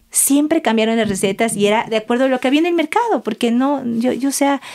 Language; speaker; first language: Spanish; native; Spanish